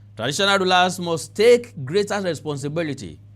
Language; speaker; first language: English; non-native, local second language; Yoruba